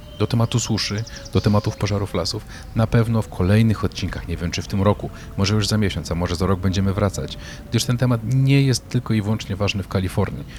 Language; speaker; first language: Polish; native; Polish